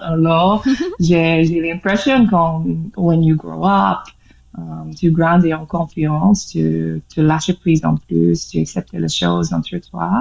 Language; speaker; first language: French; non-native, learner; English